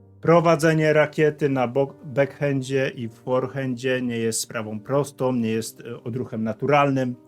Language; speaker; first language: Polish; native; Polish